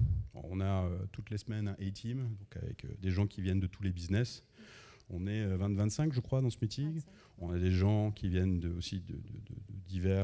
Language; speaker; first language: French; native; French